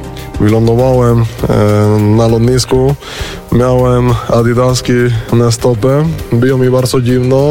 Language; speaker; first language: Polish; non-native, learner; Spanish